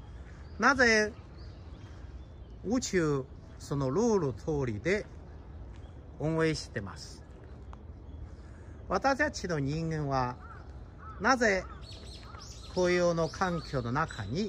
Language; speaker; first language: Japanese; non-native, fluent; Chinese